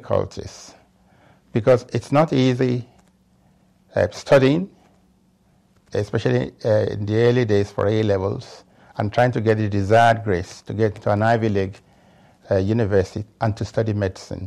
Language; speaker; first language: English; non-native, local second language; Yoruba